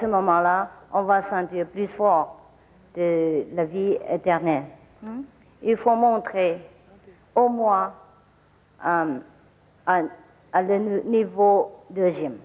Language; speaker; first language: French; non-native, learner; Vietnamese